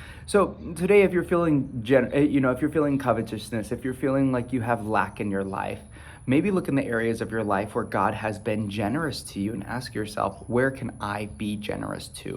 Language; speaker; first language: English; native; English